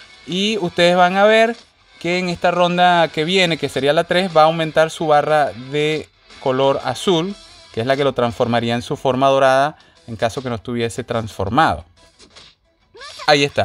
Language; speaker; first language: Spanish; native; Spanish